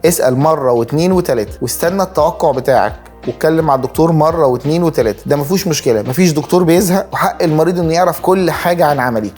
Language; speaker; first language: Arabic; native; Arabic